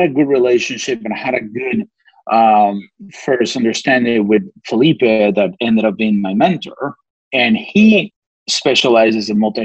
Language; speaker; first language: English; non-native, fluent; Spanish